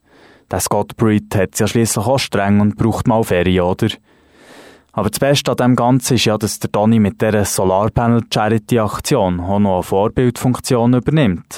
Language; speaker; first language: German; native; German